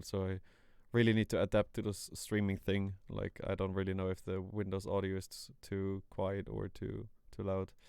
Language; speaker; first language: English; non-native, fluent; German